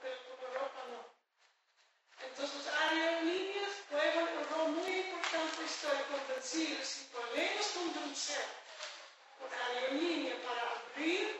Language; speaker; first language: Spanish; non-native, fluent; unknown